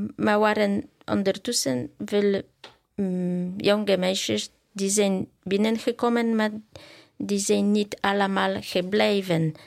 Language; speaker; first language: Dutch; non-native, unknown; Polish